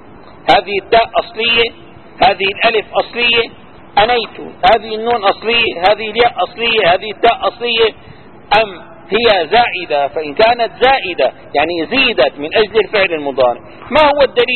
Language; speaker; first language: Arabic; native; Arabic